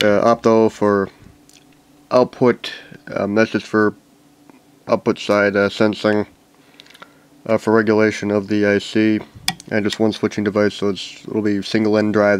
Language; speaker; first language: English; native; English